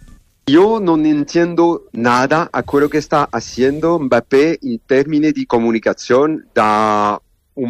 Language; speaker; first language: Spanish; non-native, learner; French